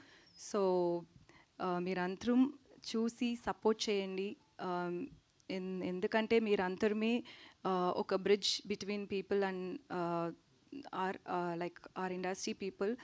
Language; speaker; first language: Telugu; non-native, learner; Tamil